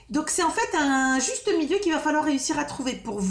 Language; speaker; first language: French; native; French